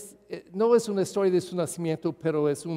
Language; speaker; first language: Spanish; non-native, fluent; English